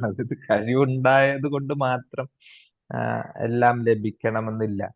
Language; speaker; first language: Malayalam; native; Malayalam